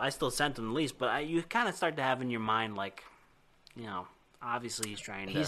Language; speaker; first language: English; native; English